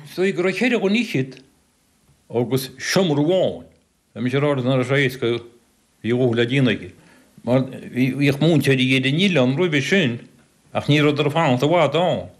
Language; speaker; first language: Irish; native; Irish